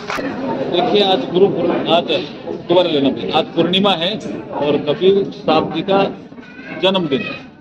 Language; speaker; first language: Hindi; native; Hindi